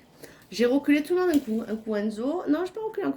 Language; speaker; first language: French; native; French